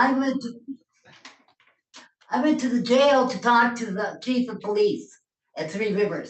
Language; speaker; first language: English; native; English